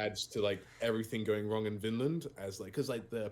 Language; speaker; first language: English; native; English